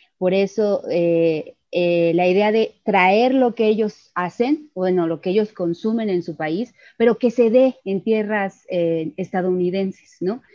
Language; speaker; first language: Spanish; native; Spanish